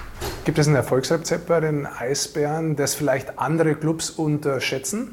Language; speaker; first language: German; native; German